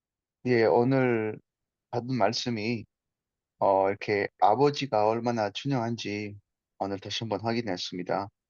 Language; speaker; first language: Korean; non-native, fluent; Spanish